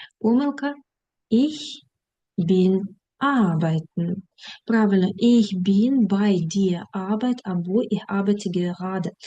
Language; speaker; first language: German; non-native, fluent; Ukrainian